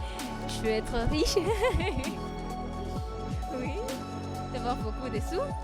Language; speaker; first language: French; non-native, local second language; Malagasy